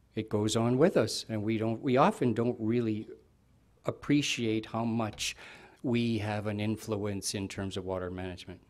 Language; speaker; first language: English; native; English